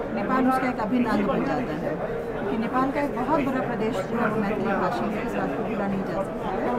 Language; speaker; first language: Hindi; non-native, local second language; Maithili